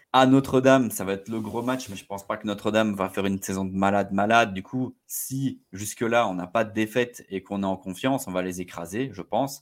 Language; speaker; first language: French; native; French